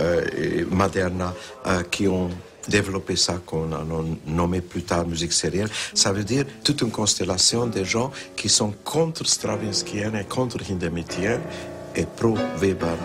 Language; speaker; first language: French; non-native, fluent; Hungarian